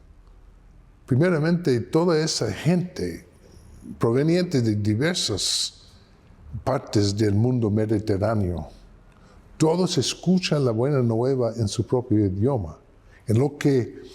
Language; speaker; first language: Spanish; non-native, fluent; English